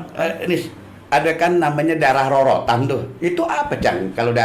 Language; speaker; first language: Indonesian; native; Indonesian